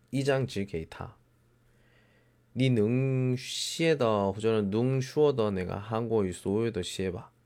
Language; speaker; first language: Chinese; non-native, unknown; Korean